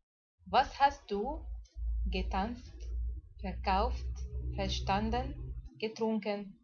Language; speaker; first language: German; non-native, fluent; Arabic